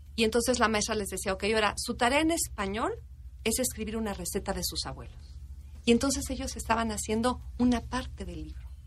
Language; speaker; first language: Spanish; native; Spanish